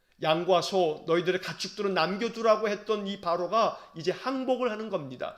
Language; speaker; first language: Korean; native; Korean